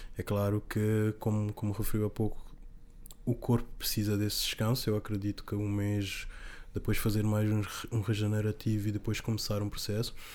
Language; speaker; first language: Portuguese; non-native, local second language; Kabuverdianu